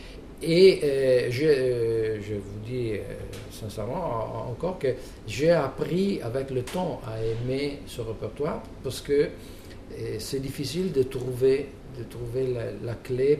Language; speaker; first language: French; non-native, fluent; Italian